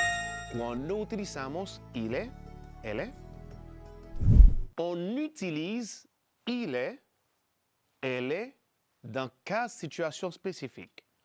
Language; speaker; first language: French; non-native, fluent; Spanish